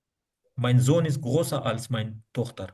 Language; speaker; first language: German; non-native, fluent; Urdu